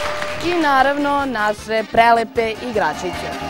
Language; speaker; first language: Serbian; native; Serbian